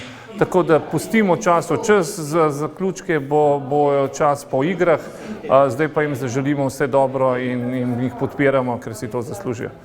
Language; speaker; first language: Slovenian; native; Slovenian